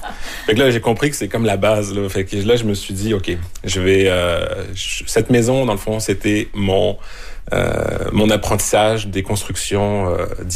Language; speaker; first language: French; native; French